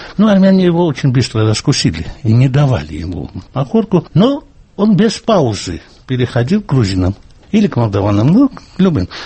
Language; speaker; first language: Russian; non-native, local second language; Georgian